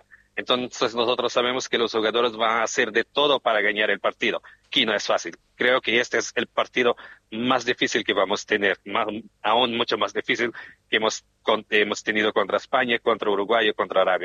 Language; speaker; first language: Spanish; non-native, fluent; Portuguese